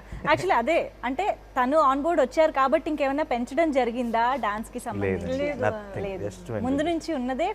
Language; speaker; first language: Telugu; native; Telugu